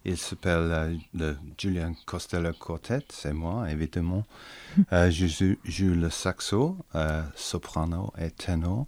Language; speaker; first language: French; non-native, learner; English